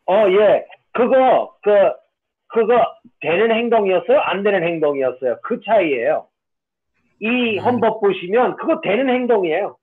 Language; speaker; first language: Korean; non-native, fluent; English